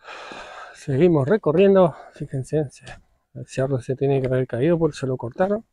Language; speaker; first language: Spanish; native; Spanish